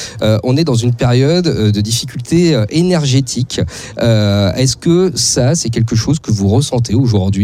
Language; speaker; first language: French; native; French